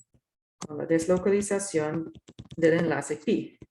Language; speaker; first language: Spanish; non-native, fluent; English